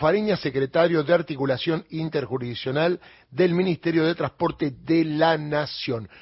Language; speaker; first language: Spanish; native; Spanish